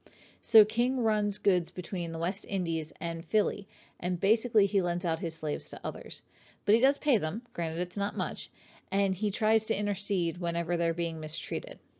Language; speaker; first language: English; native; English